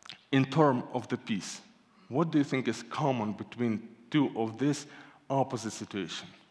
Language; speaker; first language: English; non-native, fluent; Ukrainian